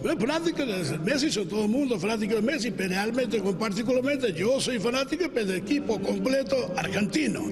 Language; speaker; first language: Spanish; non-native, learner; Punjabi